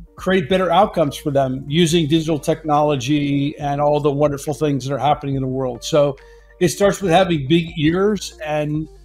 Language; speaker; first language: English; native; English